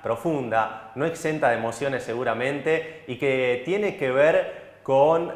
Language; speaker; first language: Spanish; native; Spanish